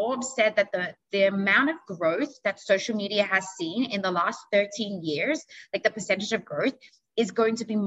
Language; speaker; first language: English; native; English